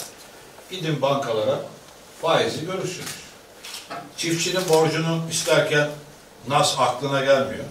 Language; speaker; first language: Turkish; native; Turkish